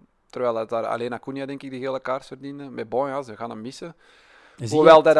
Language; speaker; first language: Dutch; native; Dutch